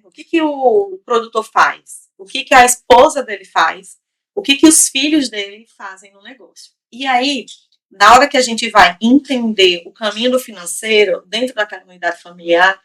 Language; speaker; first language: Portuguese; native; Portuguese